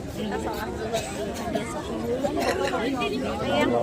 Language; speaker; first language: Indonesian; native; Indonesian